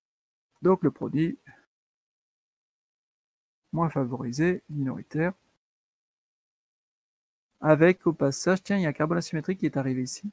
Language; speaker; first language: French; native; French